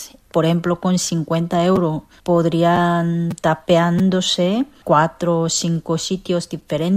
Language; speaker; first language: Spanish; non-native, fluent; Korean